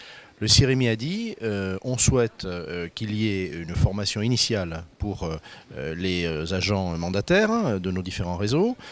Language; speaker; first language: French; native; French